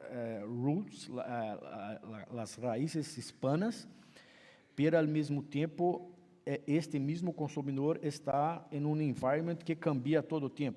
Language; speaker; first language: Spanish; non-native, fluent; Portuguese